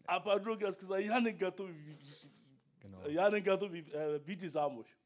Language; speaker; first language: German; non-native, learner; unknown